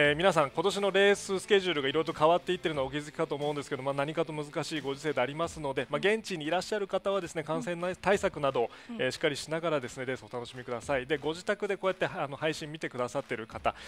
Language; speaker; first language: Japanese; native; Japanese